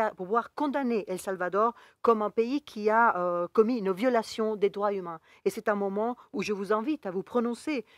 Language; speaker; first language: French; non-native, fluent; Spanish